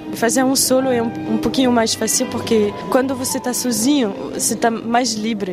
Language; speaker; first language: Portuguese; non-native, fluent; French